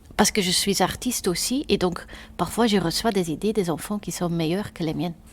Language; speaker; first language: French; non-native, local second language; Dutch